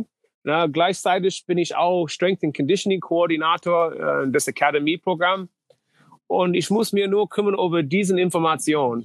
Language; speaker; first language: German; non-native, learner; English